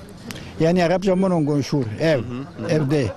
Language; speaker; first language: Turkish; non-native, local second language; Arabic